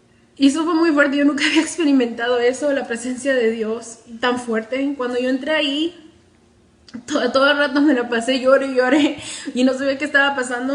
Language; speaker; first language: Spanish; native; Spanish